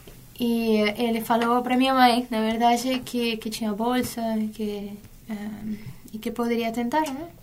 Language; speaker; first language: Portuguese; non-native, fluent; Spanish